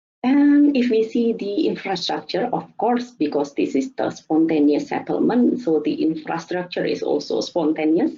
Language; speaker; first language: English; non-native, fluent; Indonesian